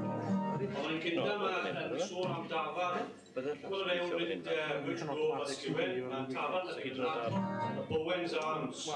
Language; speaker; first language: Welsh; native; Welsh